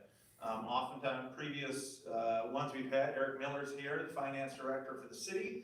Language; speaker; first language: English; native; English